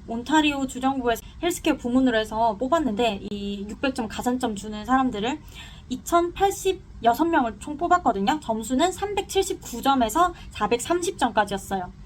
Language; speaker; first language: Korean; native; Korean